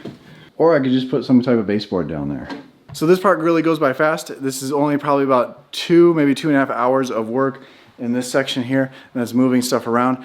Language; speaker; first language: English; native; English